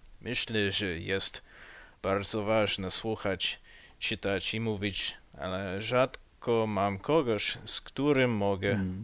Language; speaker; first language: Polish; non-native, learner; English